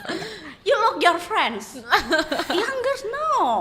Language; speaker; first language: English; non-native, learner; Indonesian